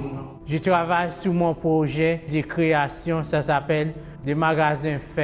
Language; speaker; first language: French; non-native, local second language; Haitian Creole